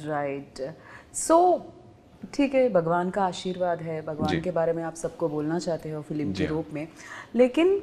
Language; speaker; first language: Hindi; non-native, local second language; Telugu